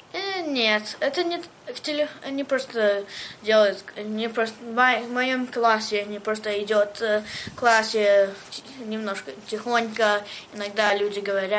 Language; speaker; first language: Russian; early bilingual, heritage; Russian